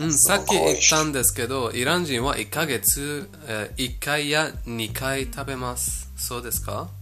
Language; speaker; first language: Japanese; non-native, fluent; Persian